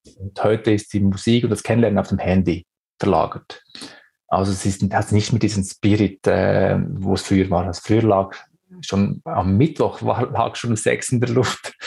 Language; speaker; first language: German; early bilingual, other home language; Greek